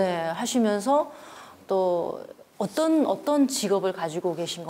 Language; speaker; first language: Korean; native; Korean